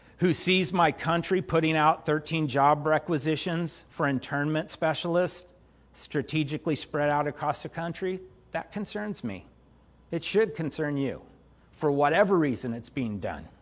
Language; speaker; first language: English; native; English